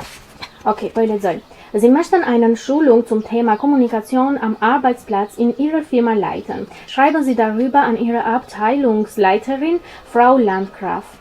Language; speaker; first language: German; non-native, fluent; Albanian